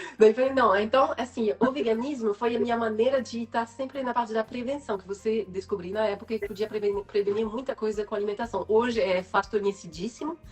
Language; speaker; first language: Portuguese; non-native, fluent; French